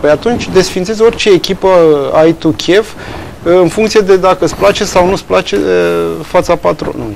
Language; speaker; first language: Romanian; native; Romanian